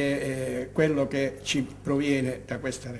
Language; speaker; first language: Italian; native; Italian